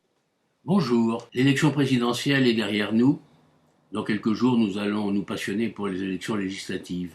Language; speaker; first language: French; native; French